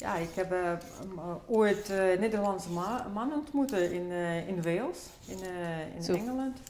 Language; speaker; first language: Dutch; non-native, fluent; Russian